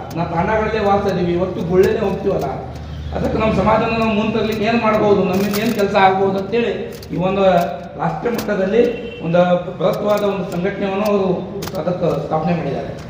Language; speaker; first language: Kannada; non-native, local second language; Lambadi